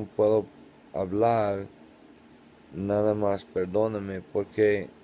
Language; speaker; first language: Spanish; non-native, learner; English